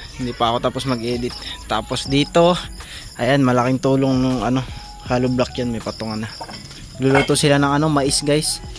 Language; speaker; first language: Filipino; non-native, local second language; Cebuano